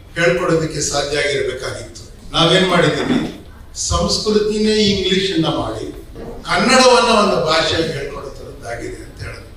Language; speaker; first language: Kannada; native; Kannada